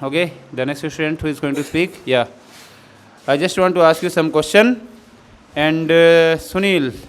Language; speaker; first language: English; non-native, fluent; Hindi